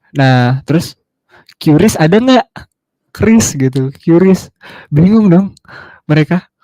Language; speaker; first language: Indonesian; native; Indonesian